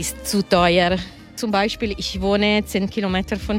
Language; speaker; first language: German; non-native, learner; Italian